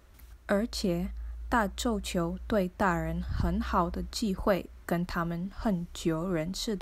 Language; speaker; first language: Chinese; non-native, learner; English